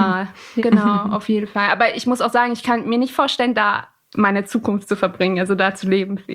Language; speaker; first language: German; early bilingual, other home language; Persian